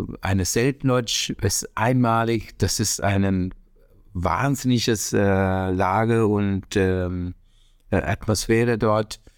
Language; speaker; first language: German; non-native, learner; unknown